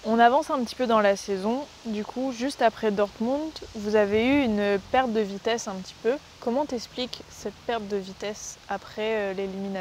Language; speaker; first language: French; native; French